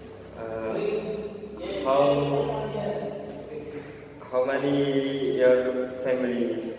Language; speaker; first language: English; non-native, learner; Indonesian